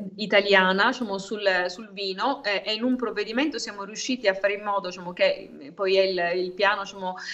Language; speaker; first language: Italian; native; Italian